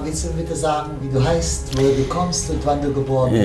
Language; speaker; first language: German; native; German